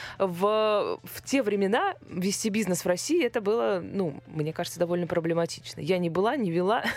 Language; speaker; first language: Russian; native; Russian